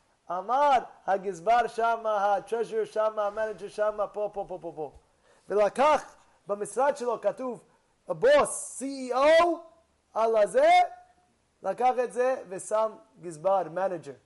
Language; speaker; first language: Hebrew; non-native, fluent; English